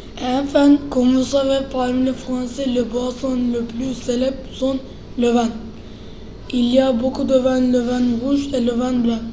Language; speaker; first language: French; non-native, learner; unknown